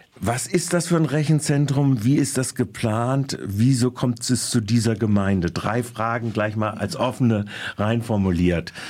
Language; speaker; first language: German; native; German